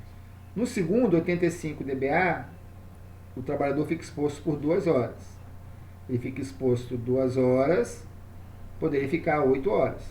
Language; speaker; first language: Portuguese; native; Portuguese